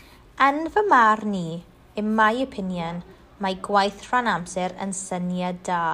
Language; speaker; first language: Welsh; non-native, local second language; English